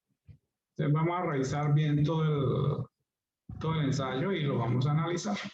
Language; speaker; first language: Spanish; native; Spanish